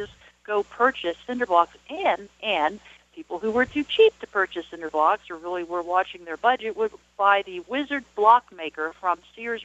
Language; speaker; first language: English; native; English